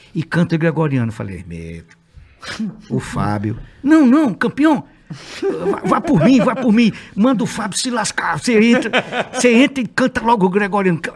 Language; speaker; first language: Portuguese; native; Portuguese